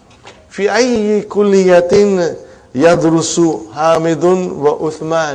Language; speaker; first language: Arabic; non-native, fluent; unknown